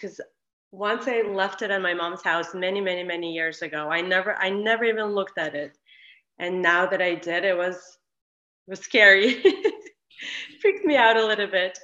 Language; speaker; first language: English; non-native, fluent; Ukrainian